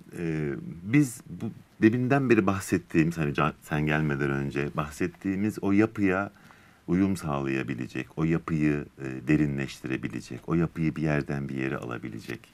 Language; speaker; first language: Turkish; native; Turkish